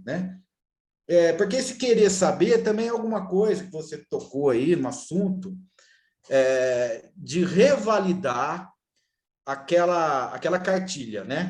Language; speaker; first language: Portuguese; native; Portuguese